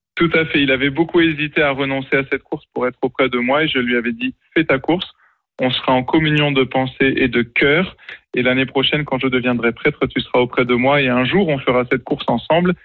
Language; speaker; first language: French; native; French